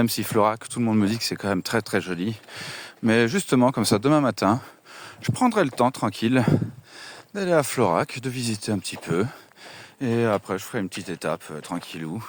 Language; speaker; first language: French; native; French